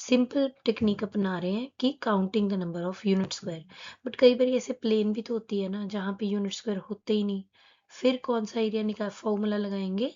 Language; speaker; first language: Hindi; native; Hindi